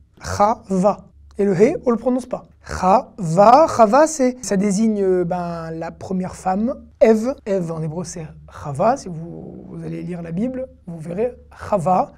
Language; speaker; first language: French; native; French